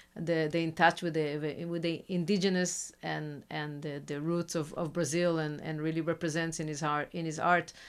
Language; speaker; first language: English; non-native, fluent; Hebrew